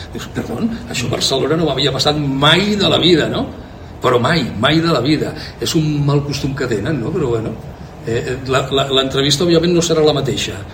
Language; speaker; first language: Catalan; native; Catalan